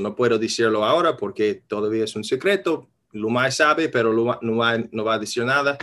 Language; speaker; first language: Spanish; non-native, fluent; English